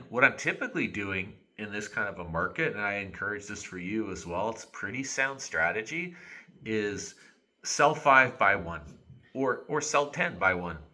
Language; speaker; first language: English; native; English